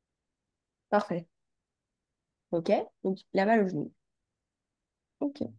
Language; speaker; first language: French; native; French